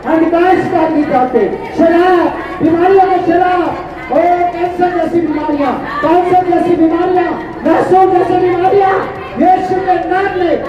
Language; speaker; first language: Hindi; non-native, local second language; Punjabi